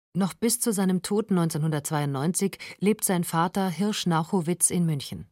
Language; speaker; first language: German; native; German